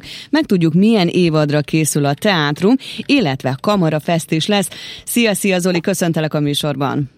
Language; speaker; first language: Hungarian; native; Hungarian